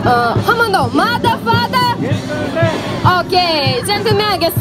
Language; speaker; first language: Korean; non-native, learner; Russian